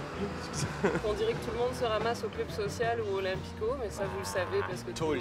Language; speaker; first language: French; native; French